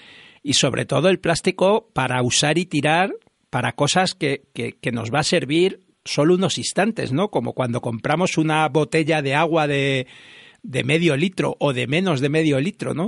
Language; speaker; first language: Spanish; native; Spanish